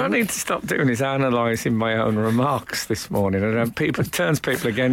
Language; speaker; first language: English; native; English